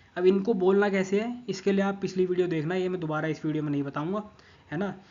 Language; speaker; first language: Hindi; non-native, local second language; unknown